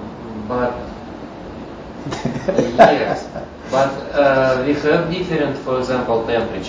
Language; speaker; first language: English; non-native, learner; Russian